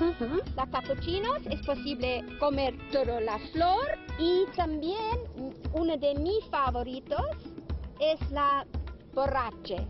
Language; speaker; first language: Spanish; non-native, learner; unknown